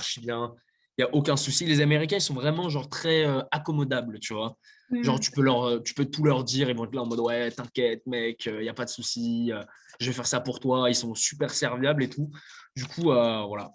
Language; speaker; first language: French; native; French